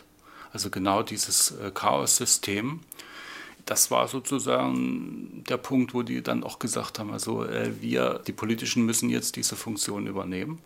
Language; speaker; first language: German; native; German